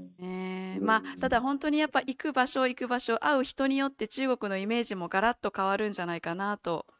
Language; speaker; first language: Japanese; native; Japanese